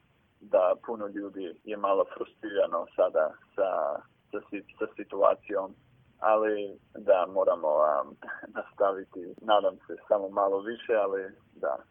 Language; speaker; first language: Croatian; early bilingual, heritage; English